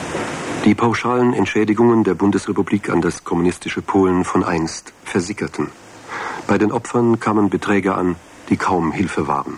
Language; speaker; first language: German; native; German